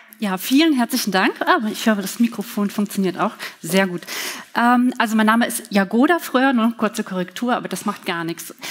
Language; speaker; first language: German; early bilingual, other home language; Polish